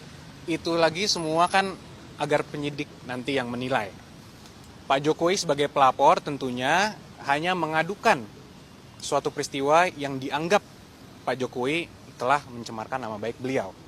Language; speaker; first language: Indonesian; native; Indonesian